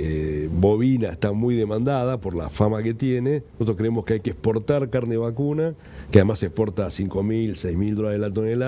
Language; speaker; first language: Spanish; native; Spanish